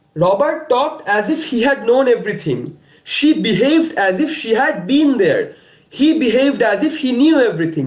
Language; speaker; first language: English; non-native, local second language; Bangla